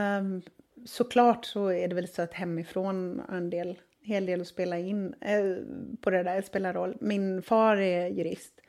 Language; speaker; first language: Swedish; native; Swedish